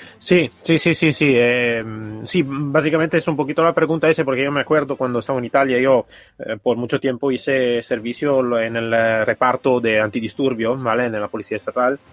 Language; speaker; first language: Spanish; non-native, fluent; Italian